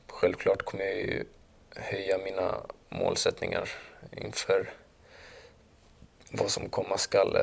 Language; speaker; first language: Swedish; early bilingual, other home language; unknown